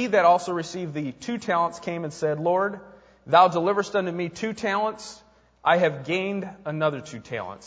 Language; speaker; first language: English; native; English